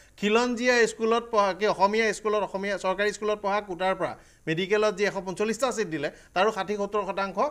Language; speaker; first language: Assamese; native; Assamese